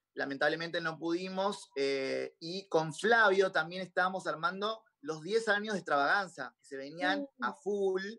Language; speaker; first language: Spanish; native; Spanish